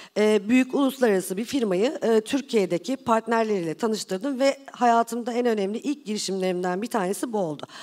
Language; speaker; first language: Turkish; native; Turkish